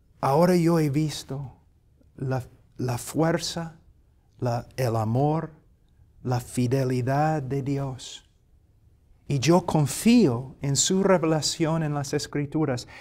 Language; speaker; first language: Spanish; non-native, fluent; English